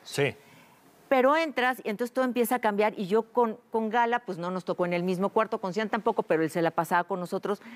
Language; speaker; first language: Spanish; native; Spanish